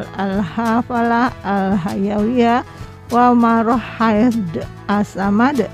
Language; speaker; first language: Arabic; non-native, fluent; Indonesian